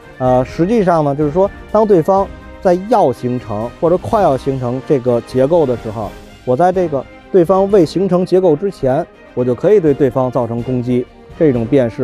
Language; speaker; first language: Chinese; native; Chinese